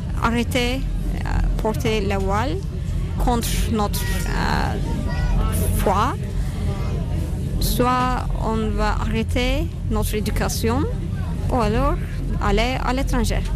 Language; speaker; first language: French; non-native, fluent; Turkish